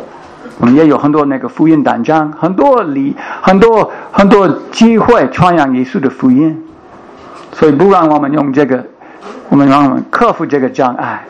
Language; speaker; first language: Chinese; non-native, fluent; English